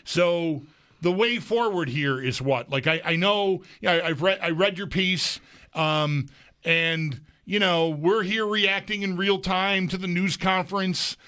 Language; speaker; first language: English; native; English